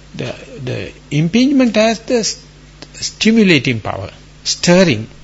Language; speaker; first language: English; non-native, local second language; Sinhala